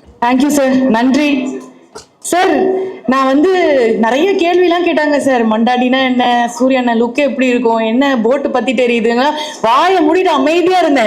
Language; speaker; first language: Tamil; native; Tamil